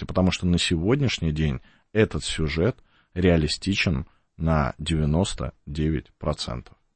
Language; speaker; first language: Russian; native; Russian